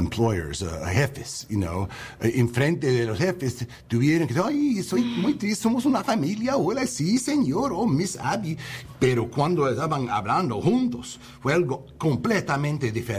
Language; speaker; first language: Spanish; non-native, learner; English